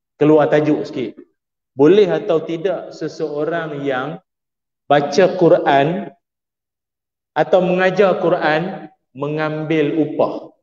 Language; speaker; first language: Malay; native; Malay